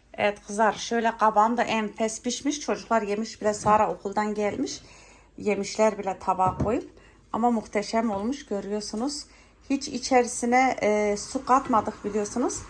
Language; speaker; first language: Turkish; early bilingual, heritage; Turkish